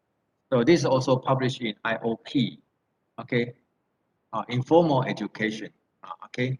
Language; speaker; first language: English; non-native, fluent; Thai